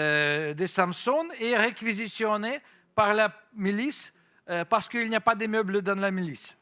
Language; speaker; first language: French; non-native, fluent; Russian